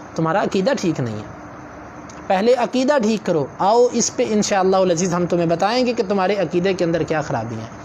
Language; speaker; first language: Urdu; non-native, local second language; Punjabi